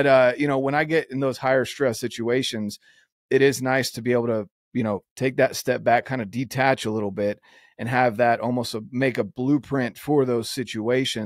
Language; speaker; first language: English; native; English